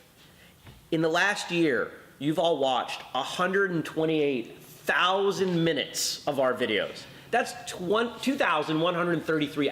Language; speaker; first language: English; native; English